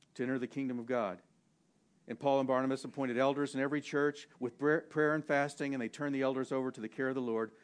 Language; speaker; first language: English; native; English